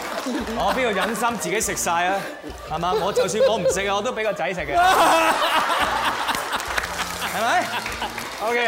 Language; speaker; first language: Cantonese; native; Cantonese